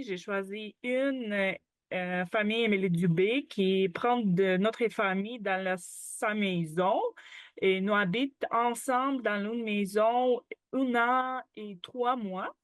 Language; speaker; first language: French; non-native, learner; Ukrainian